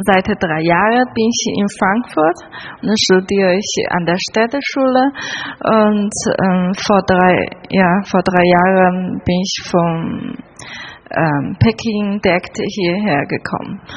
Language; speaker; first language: German; non-native, learner; Chinese